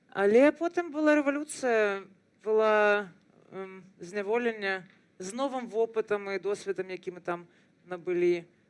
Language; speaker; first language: Belarusian; non-native, local second language; Russian